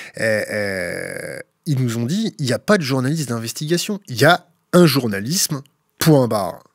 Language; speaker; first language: French; native; French